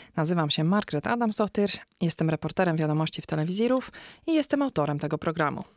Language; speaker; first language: Polish; native; Polish